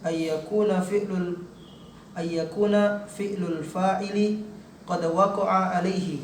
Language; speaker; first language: Arabic; non-native, learner; Indonesian